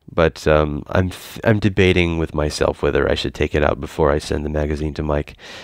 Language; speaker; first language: English; native; English